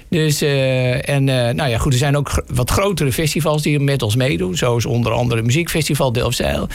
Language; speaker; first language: Dutch; native; Dutch